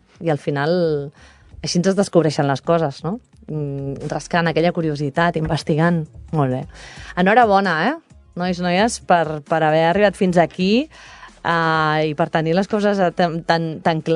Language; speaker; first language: Catalan; native; Catalan